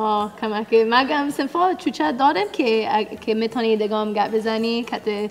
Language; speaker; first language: Persian; native; Persian